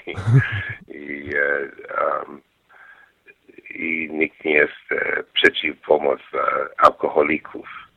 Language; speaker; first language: Polish; non-native, learner; English